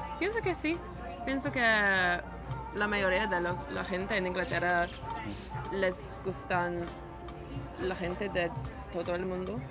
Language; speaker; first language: Spanish; non-native, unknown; English